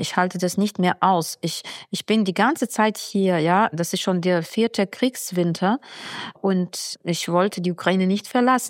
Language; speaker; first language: German; non-native, fluent; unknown